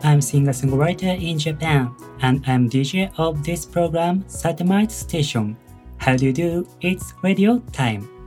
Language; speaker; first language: English; non-native, learner; Japanese